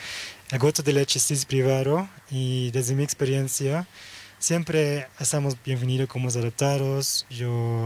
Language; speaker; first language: Spanish; early bilingual, heritage; Dutch